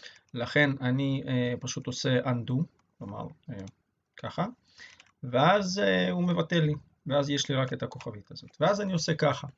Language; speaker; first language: Hebrew; native; Hebrew